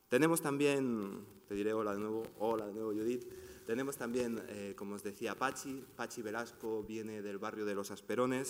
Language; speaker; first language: Spanish; native; Spanish